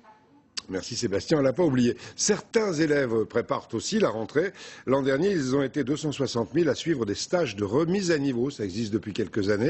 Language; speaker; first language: French; native; French